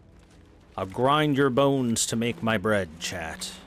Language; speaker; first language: English; native; English